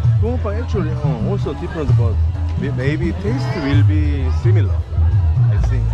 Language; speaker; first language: English; non-native, learner; Korean